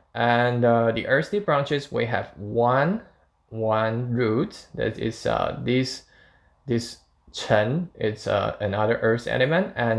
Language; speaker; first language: English; non-native, fluent; Chinese